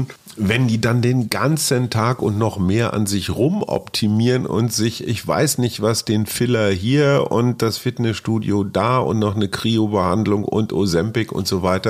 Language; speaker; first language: German; native; German